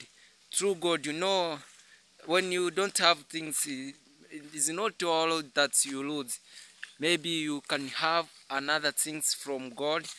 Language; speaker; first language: English; non-native, learner; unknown